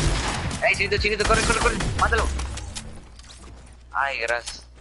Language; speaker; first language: Spanish; early bilingual, heritage; Spanish